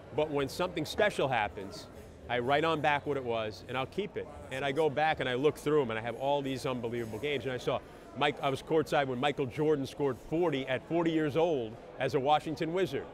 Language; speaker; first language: English; native; English